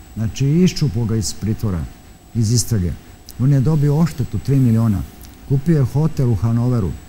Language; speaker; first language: Serbian; native; Serbian